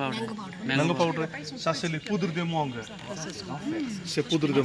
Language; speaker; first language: French; non-native, learner; Hindi